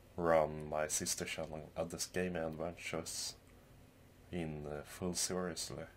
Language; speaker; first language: English; non-native, fluent; Swedish